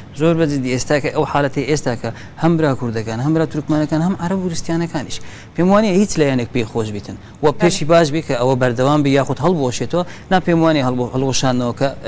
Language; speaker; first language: Central Kurdish; non-native, local second language; Azerbaijani